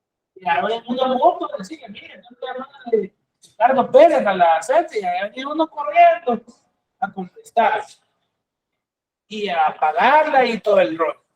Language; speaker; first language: Spanish; native; Spanish